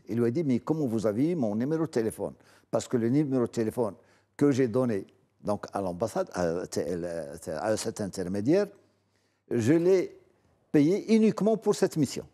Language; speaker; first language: French; non-native, local second language; Arabic